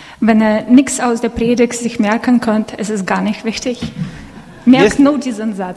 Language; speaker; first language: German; non-native, fluent; Russian